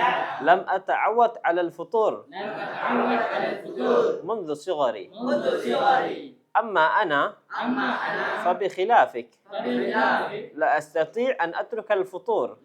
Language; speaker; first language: Arabic; non-native, fluent; Indonesian